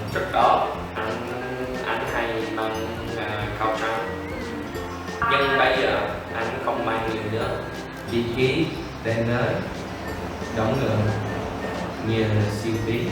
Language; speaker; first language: Vietnamese; non-native, learner; English